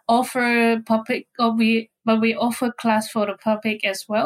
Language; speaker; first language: English; non-native, local second language; Cantonese